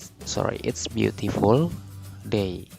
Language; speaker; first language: English; non-native, learner; Indonesian